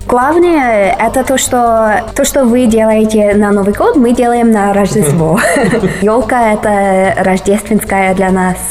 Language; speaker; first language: Russian; non-native, fluent; English